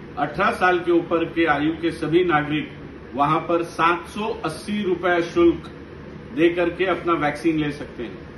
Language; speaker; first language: Hindi; non-native, local second language; Gujarati